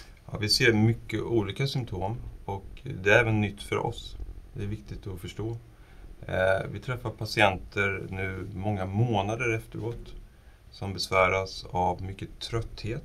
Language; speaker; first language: Swedish; non-native, fluent; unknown